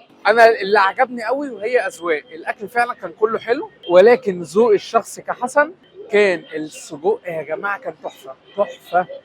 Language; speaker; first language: Arabic; native; Arabic